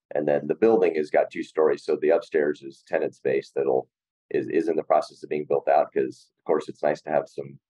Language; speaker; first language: English; native; English